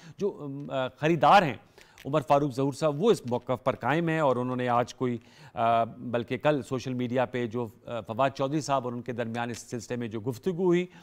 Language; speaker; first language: Hindi; native; Hindi